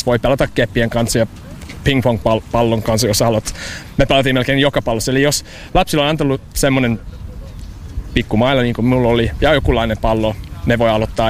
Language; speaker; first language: Finnish; non-native, learner; English